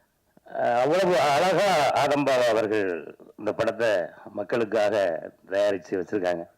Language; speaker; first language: Tamil; native; Tamil